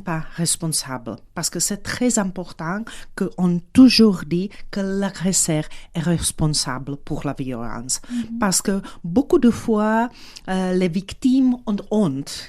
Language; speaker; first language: French; non-native, fluent; Czech